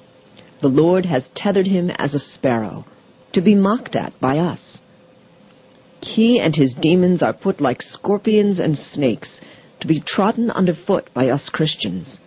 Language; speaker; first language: English; native; English